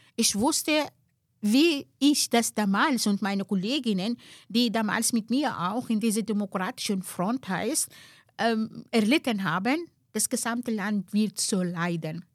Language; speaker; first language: German; non-native, fluent; Arabic